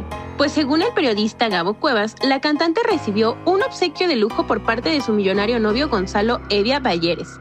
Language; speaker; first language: Spanish; native; Spanish